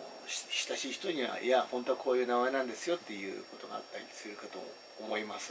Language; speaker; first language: Japanese; native; Japanese